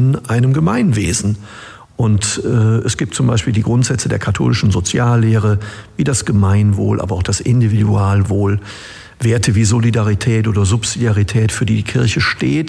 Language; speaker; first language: German; native; German